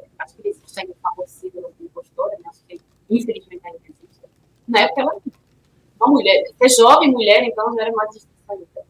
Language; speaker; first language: Portuguese; non-native, fluent; French